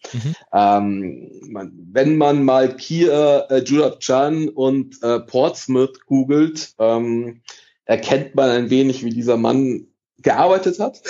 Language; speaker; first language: German; early bilingual, other home language; Italian